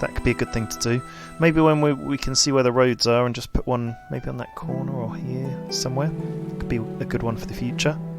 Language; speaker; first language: English; native; English